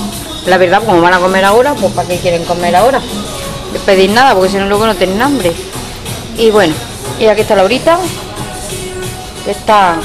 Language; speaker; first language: Spanish; native; Spanish